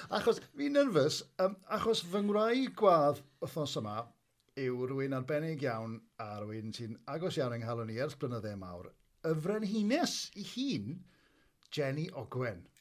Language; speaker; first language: Welsh; native; Welsh